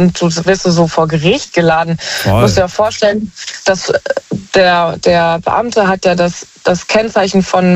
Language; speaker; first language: German; native; German